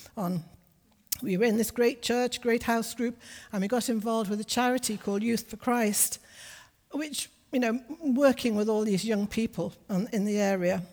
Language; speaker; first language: English; native; English